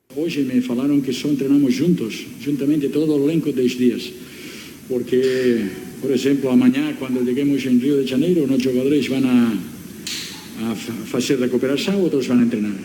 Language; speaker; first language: Portuguese; non-native, learner; Spanish